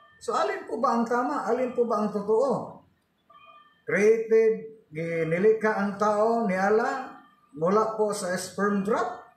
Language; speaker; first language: Filipino; non-native, local second language; Cebuano